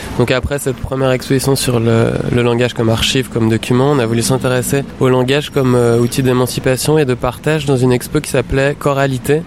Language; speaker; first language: French; native; French